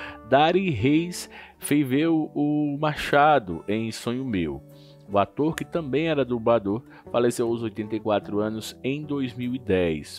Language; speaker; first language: Portuguese; native; Portuguese